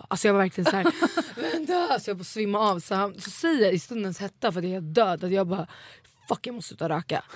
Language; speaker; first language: Swedish; early bilingual, other home language; Kurdish